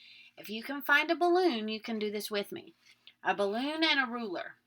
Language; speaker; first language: English; native; English